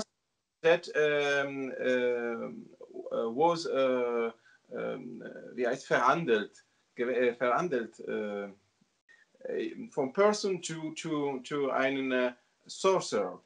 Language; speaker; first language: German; non-native, learner; Italian